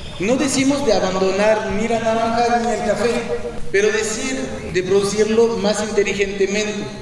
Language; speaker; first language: Spanish; non-native, fluent; French